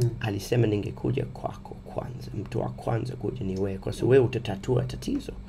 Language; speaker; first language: Swahili; non-native, fluent; English